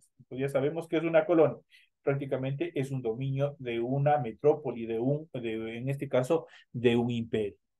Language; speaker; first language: Spanish; native; Spanish